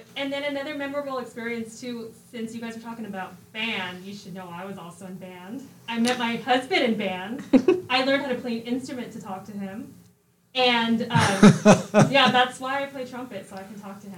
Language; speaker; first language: English; early bilingual, other home language; Spanish